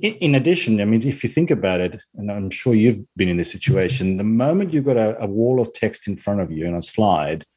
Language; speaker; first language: English; non-native, fluent; Spanish